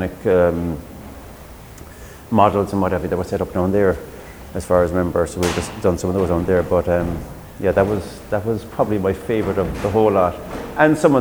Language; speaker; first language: English; native; English